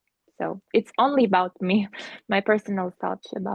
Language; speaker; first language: English; non-native, fluent; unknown